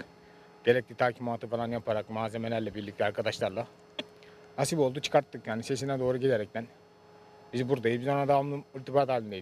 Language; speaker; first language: Turkish; native; Turkish